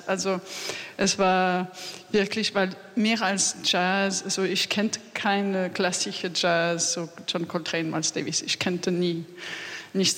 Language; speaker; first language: German; non-native, learner; French